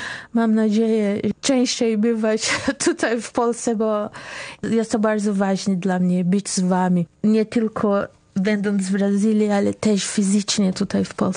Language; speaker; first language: Polish; non-native, fluent; Portuguese